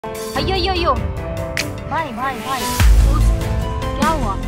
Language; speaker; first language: Hindi; non-native, local second language; Telugu